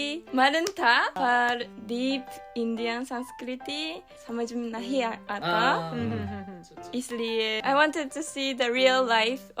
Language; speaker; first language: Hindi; non-native, learner; Japanese